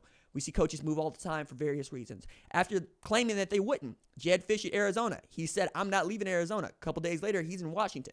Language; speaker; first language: English; native; English